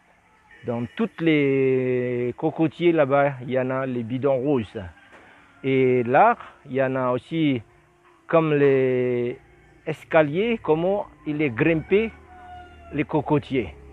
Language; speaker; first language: French; non-native, learner; Indonesian